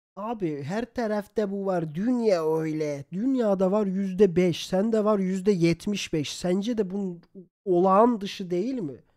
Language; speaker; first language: Turkish; native; Turkish